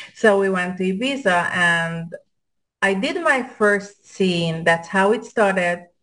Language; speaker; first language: English; non-native, fluent; Hungarian